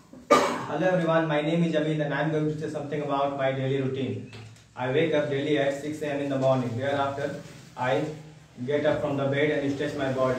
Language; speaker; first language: English; non-native, learner; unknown